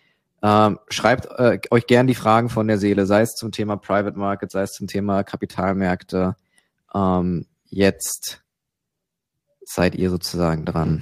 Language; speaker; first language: German; native; German